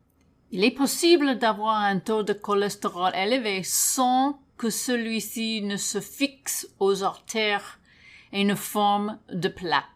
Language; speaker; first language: French; non-native, fluent; English